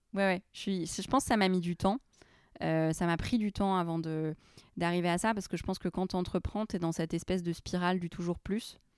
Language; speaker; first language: French; early bilingual, other home language; Arabic